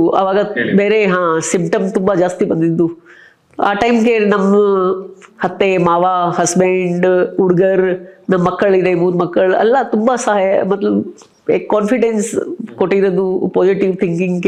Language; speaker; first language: Kannada; non-native, local second language; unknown